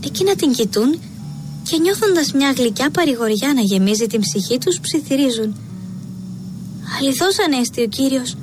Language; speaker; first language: Greek; native; Greek